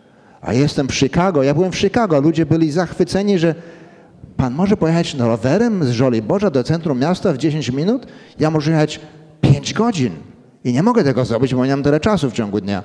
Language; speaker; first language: Polish; early bilingual, heritage; Polish